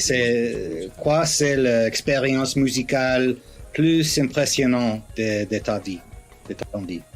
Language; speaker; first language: French; non-native, learner; English